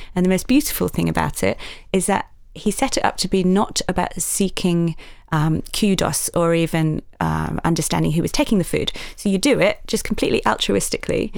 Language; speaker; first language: English; native; English